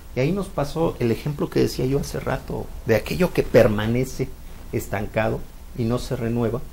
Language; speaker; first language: Spanish; native; Spanish